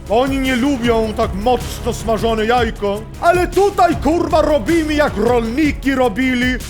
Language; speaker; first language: Polish; non-native, learner; Swedish